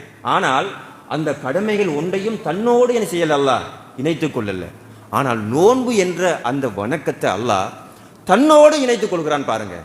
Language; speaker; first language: Tamil; native; Tamil